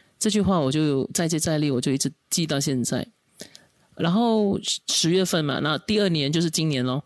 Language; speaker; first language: Chinese; native; Chinese